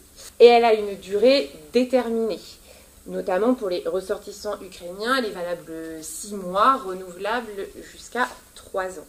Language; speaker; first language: French; native; French